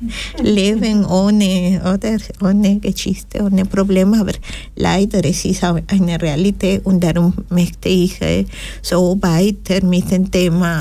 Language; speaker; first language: German; non-native, learner; Spanish